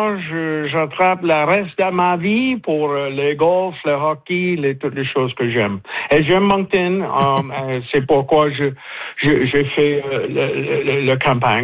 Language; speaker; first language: French; non-native, learner; English